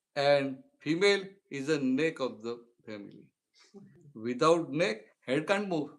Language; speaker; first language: English; non-native, local second language; Gujarati